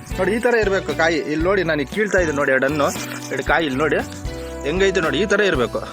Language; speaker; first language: Kannada; non-native, local second language; Telugu